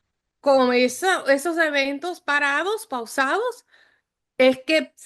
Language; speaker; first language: Spanish; non-native, fluent; English